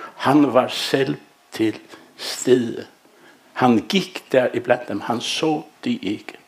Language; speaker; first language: Danish; native; Danish